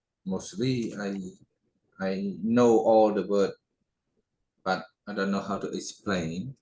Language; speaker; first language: English; non-native, learner; Khmer